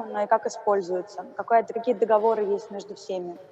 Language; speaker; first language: Russian; native; Russian